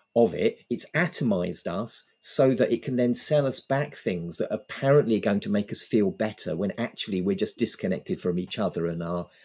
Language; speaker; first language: English; native; English